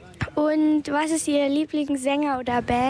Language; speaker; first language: German; non-native, learner; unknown